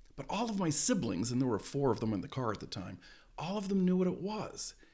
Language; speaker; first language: English; native; English